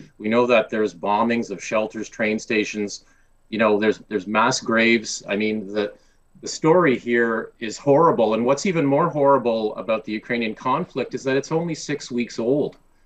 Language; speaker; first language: English; early bilingual, other home language; Polish